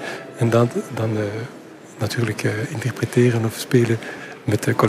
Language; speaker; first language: Dutch; non-native, local second language; French